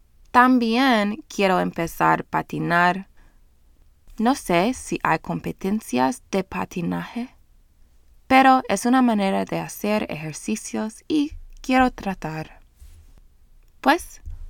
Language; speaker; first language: Spanish; non-native, fluent; English